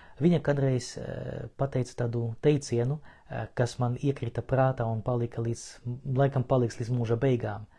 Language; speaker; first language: Latvian; non-native, local second language; Russian